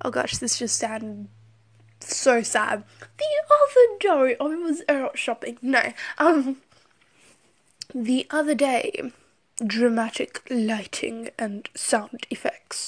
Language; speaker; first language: English; native; English